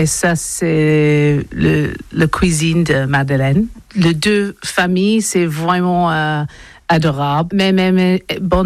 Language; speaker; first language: French; non-native, learner; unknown